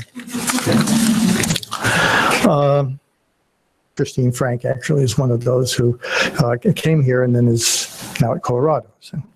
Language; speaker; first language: English; native; English